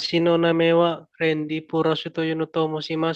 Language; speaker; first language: Japanese; non-native, learner; Indonesian